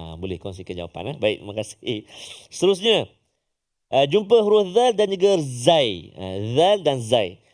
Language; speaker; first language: Malay; native; Malay